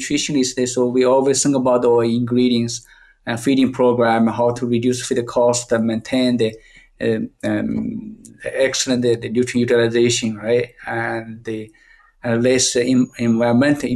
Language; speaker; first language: English; non-native, fluent; Chinese